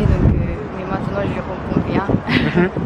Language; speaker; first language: French; non-native, fluent; Japanese